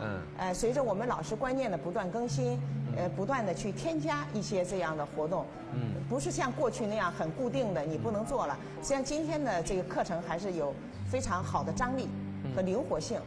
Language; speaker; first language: Chinese; native; Chinese